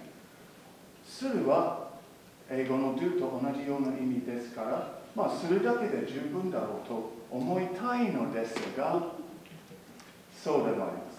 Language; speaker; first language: Japanese; non-native, fluent; English